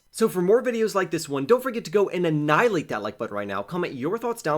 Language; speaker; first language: English; native; English